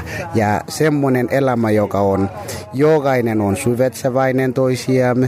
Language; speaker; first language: Finnish; non-native, fluent; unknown